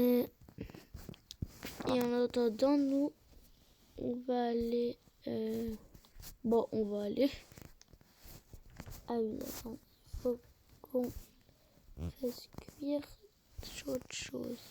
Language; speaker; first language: French; native; French